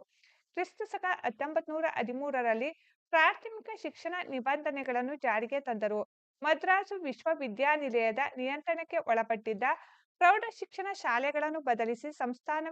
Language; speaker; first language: Kannada; native; Kannada